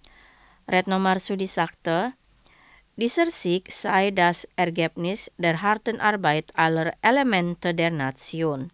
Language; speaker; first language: German; non-native, fluent; Indonesian